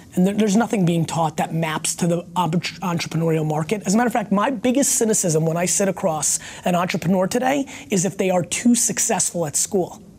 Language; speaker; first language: English; early bilingual, other home language; Russian